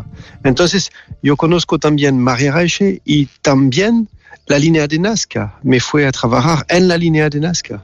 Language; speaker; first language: Spanish; non-native, learner; French